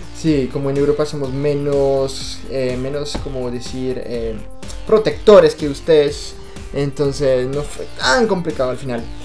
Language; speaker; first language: Spanish; non-native, fluent; French